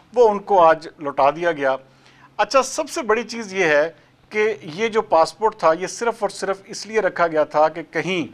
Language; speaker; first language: Urdu; native; Urdu